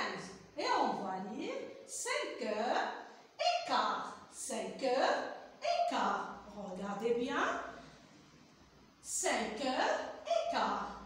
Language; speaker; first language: French; non-native, local second language; Arabic